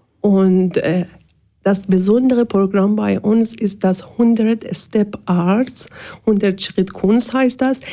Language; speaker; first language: German; non-native, fluent; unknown